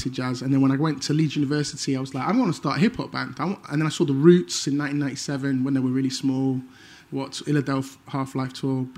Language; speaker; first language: English; native; English